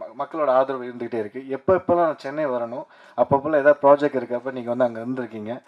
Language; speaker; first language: Tamil; early bilingual, heritage; Tamil